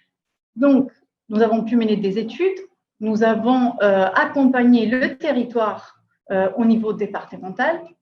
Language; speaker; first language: French; native; French